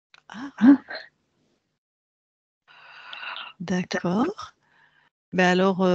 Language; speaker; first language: French; native; French